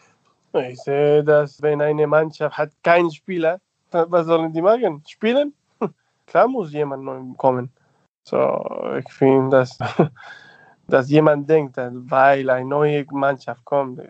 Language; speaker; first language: German; non-native, fluent; Spanish